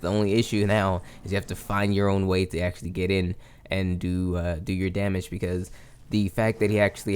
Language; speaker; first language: English; native; English